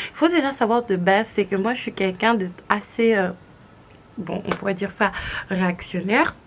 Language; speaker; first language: French; native; French